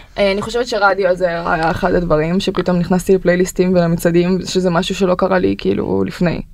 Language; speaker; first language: Hebrew; early bilingual, other home language; Russian